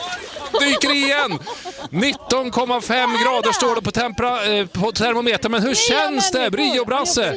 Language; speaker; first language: Swedish; native; Swedish